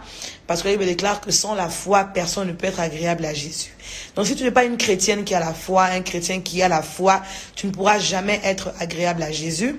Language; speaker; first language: French; non-native, local second language; Lingala